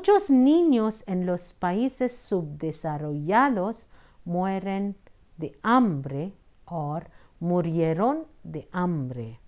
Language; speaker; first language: Spanish; non-native, fluent; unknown